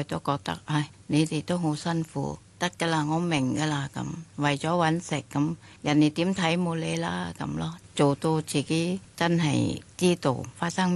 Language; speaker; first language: Cantonese; non-native, fluent; Thai